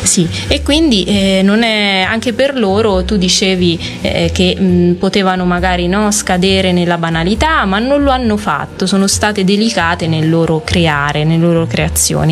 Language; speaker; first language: Italian; native; Italian